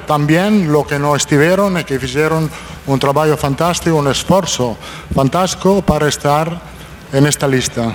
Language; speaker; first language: Portuguese; non-native, fluent; Italian